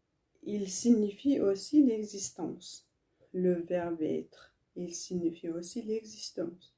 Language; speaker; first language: French; non-native, learner; Tigrinya